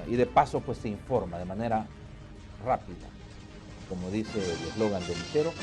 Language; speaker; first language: Spanish; native; Spanish